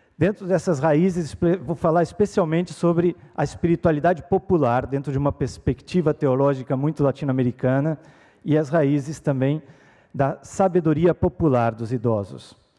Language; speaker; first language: Portuguese; native; Portuguese